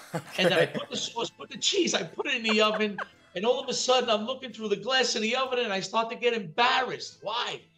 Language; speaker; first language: English; native; English